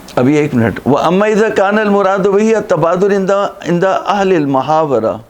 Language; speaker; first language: Urdu; native; Urdu